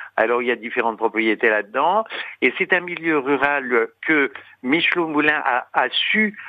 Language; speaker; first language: French; native; French